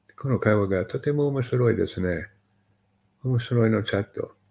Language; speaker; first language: Japanese; non-native, learner; English